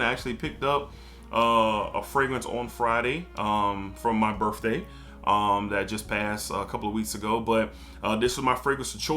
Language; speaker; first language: English; native; English